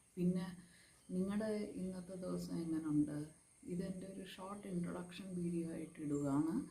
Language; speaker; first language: Malayalam; early bilingual, heritage; Malayalam